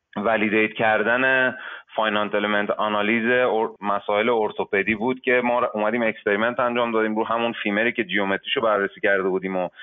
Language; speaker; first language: Persian; native; Persian